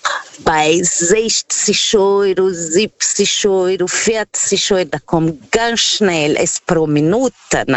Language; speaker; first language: German; non-native, fluent; Portuguese